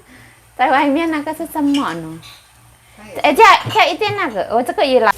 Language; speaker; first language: Chinese; non-native, learner; Javanese